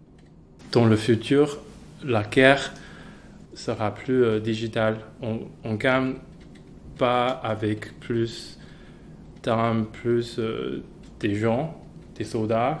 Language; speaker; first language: French; non-native, fluent; Chinese